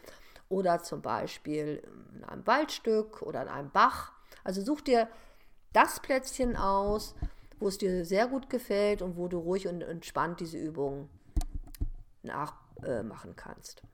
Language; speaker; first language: German; native; German